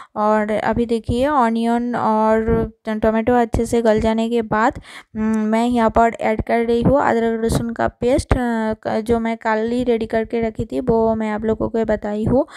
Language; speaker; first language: Hindi; non-native, local second language; Bangla